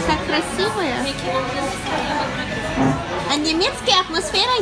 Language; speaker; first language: Russian; non-native, learner; German